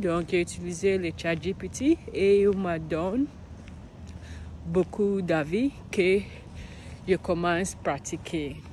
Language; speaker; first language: French; non-native, learner; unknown